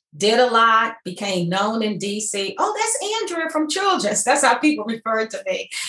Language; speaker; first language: English; native; English